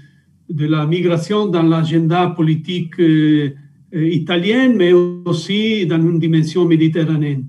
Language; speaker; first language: French; non-native, fluent; Italian